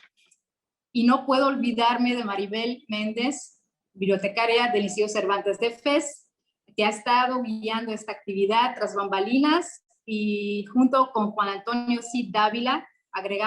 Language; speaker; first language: Spanish; non-native, fluent; Arabic